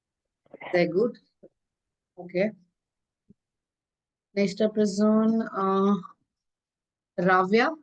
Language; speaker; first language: German; non-native, fluent; Hindi